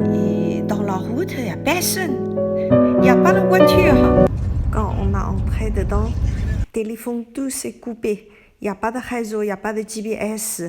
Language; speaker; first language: French; non-native, learner; Chinese